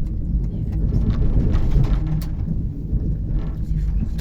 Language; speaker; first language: French; native; French